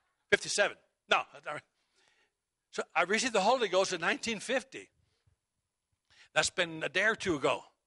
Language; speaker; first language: English; native; English